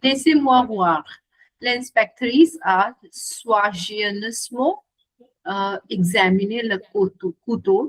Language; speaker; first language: French; non-native, learner; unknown